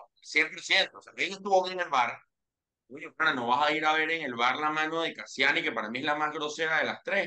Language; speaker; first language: Spanish; native; Spanish